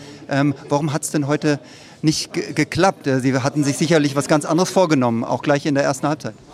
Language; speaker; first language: German; native; German